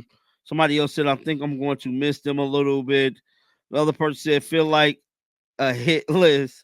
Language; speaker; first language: English; native; English